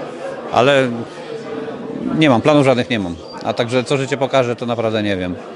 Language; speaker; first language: Polish; native; Polish